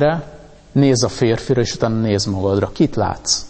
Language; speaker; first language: Hungarian; native; Hungarian